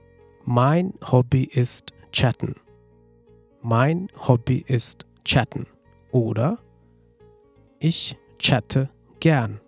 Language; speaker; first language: German; non-native, fluent; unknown